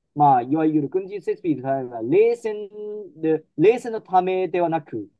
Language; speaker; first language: Japanese; non-native, fluent; Chinese